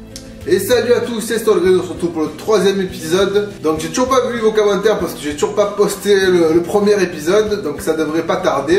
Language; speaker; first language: French; native; French